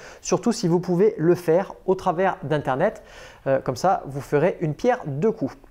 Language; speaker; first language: French; native; French